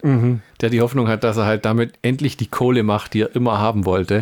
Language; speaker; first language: German; native; German